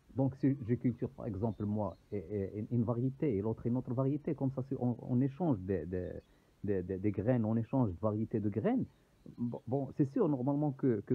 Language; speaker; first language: French; non-native, local second language; Arabic